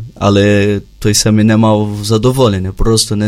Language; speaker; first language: Ukrainian; non-native, learner; Portuguese